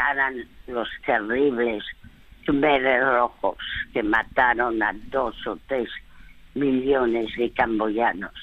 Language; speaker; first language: Spanish; early bilingual, other home language; French